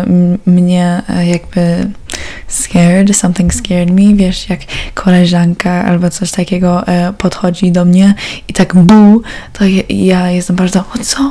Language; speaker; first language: Polish; early bilingual, heritage; Polish